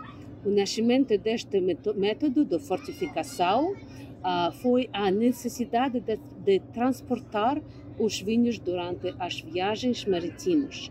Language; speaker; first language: Portuguese; non-native, learner; English